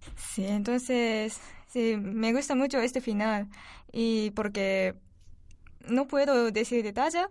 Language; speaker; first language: Spanish; non-native, learner; Japanese